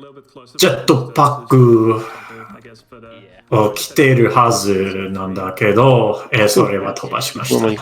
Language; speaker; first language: Japanese; non-native, fluent; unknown